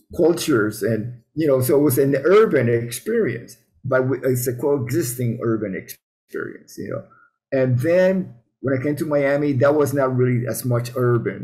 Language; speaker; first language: English; early bilingual, other home language; Spanish